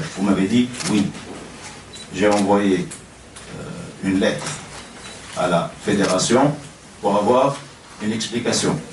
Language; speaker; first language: French; non-native, local second language; Arabic